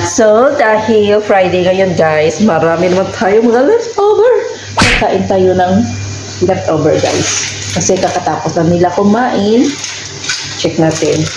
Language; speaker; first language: Filipino; non-native, local second language; Hiligaynon